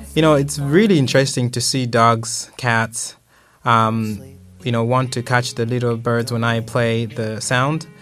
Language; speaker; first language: English; non-native, local second language; Nyanja